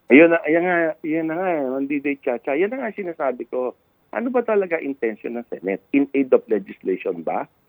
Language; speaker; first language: Filipino; native; Filipino